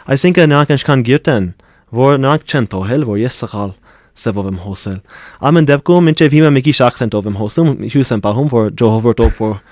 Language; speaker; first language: Armenian; non-native, fluent; English